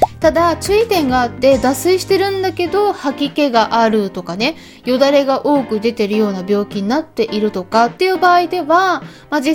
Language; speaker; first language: Japanese; native; Japanese